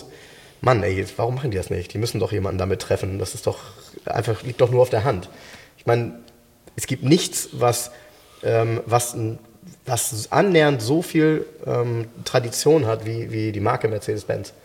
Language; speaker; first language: German; native; German